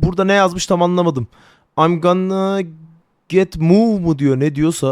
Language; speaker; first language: Turkish; native; Turkish